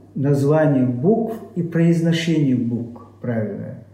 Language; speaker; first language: Russian; non-native, local second language; Chechen